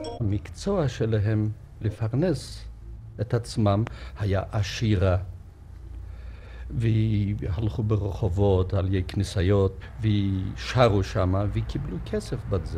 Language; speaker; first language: Hebrew; non-native, fluent; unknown